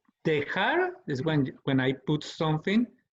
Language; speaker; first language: English; non-native, learner; Spanish